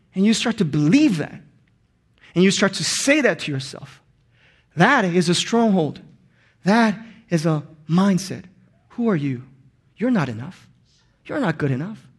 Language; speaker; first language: English; non-native, local second language; Korean